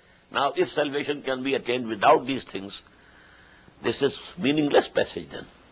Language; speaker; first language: English; non-native, local second language; Urdu